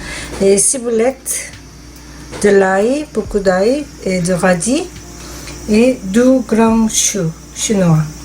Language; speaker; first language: French; non-native, fluent; Korean